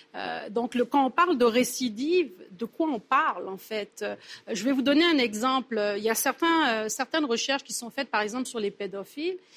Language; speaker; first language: French; native; French